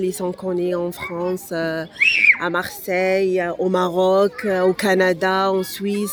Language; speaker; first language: French; non-native, local second language; Arabic